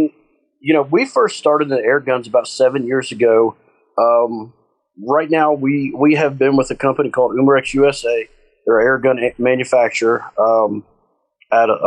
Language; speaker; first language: English; native; English